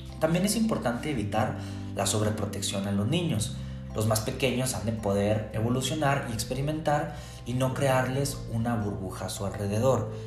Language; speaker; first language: Spanish; native; Spanish